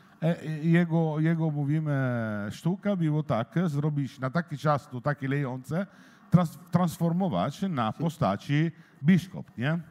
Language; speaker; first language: Polish; non-native, learner; Italian